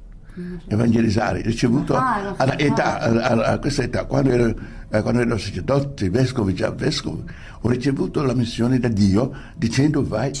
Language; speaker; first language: Italian; non-native, learner; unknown